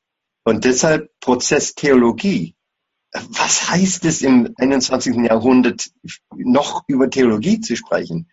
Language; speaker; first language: German; non-native, fluent; English